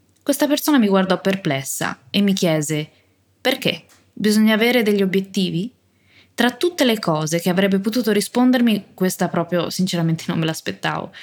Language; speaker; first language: Italian; native; Italian